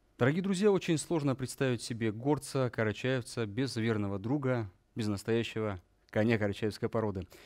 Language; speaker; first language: Russian; non-native, local second language; Karachay-Balkar